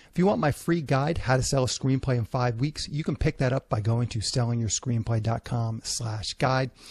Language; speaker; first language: English; native; English